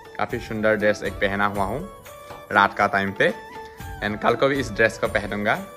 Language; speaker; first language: Hindi; non-native, local second language; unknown